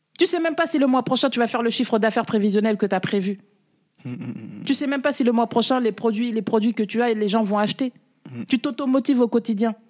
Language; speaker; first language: French; native; French